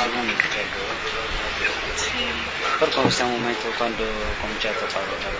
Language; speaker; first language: Italian; non-native, learner; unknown